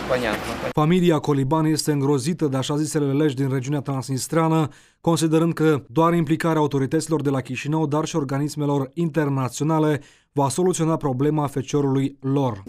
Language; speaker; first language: Romanian; native; Romanian